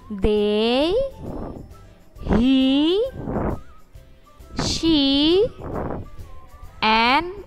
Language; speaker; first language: English; non-native, fluent; Indonesian